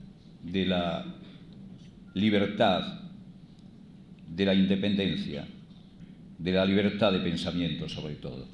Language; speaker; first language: Spanish; native; Spanish